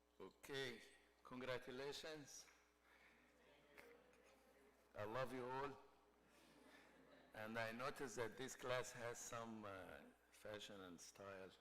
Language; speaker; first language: English; non-native, fluent; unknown